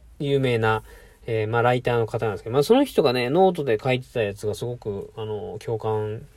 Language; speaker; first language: Japanese; native; Japanese